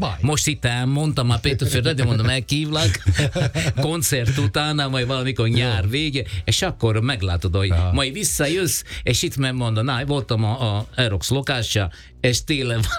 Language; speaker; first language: Hungarian; non-native, fluent; Italian